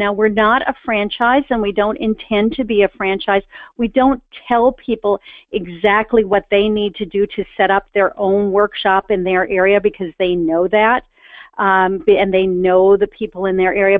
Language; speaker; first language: English; native; English